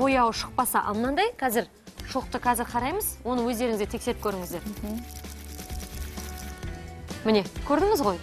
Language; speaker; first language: Kazakh; native; Kazakh